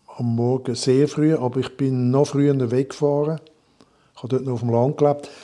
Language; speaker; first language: German; non-native, local second language; French